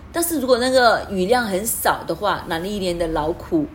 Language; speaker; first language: Chinese; non-native, fluent; Cantonese